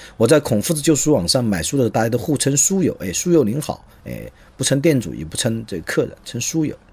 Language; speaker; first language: Chinese; native; Chinese